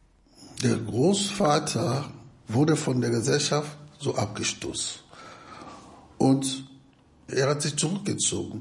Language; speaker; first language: German; non-native, fluent; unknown